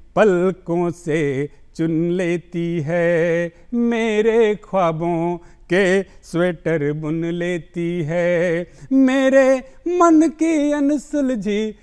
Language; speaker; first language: Hindi; native; Hindi